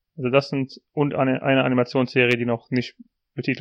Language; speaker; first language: German; native; German